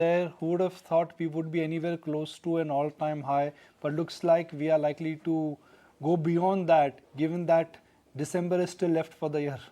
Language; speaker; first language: English; non-native, local second language; Hindi